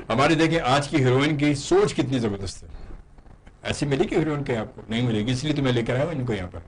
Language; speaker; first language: Urdu; native; Urdu